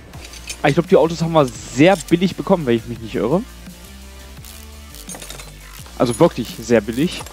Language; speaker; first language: German; native; German